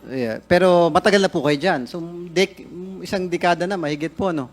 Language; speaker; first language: Filipino; native; Filipino